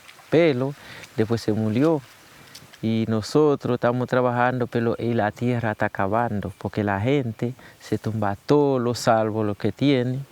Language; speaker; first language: Spanish; non-native, learner; Haitian Creole